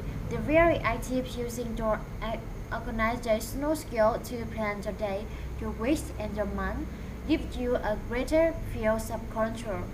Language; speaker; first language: English; non-native, fluent; Vietnamese